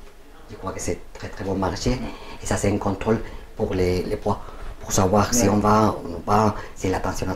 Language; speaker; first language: French; non-native, learner; Spanish